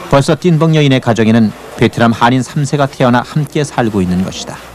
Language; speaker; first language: Korean; native; Korean